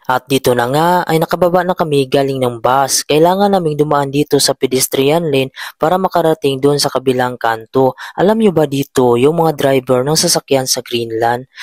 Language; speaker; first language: Filipino; native; Filipino